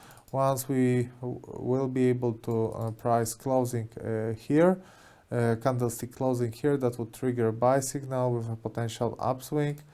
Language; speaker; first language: English; non-native, fluent; Polish